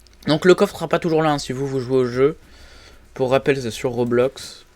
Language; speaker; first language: French; native; French